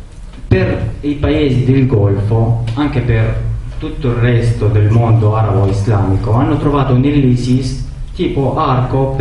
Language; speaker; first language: Italian; non-native, learner; Arabic